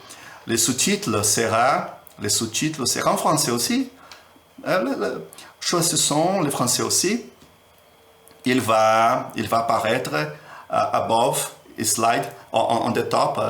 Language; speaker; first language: French; non-native, learner; Portuguese